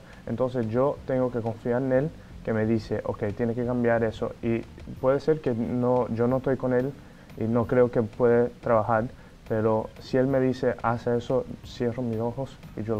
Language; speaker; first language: Spanish; non-native, fluent; Portuguese